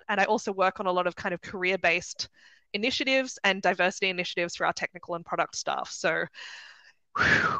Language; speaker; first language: English; native; English